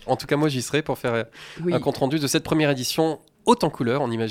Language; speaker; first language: French; native; French